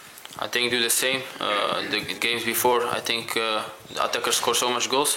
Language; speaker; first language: English; non-native, fluent; Dutch